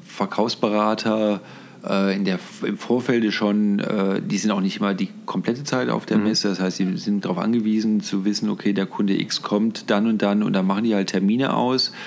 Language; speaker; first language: German; native; German